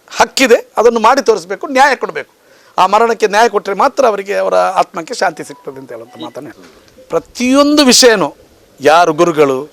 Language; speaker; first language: Kannada; native; Kannada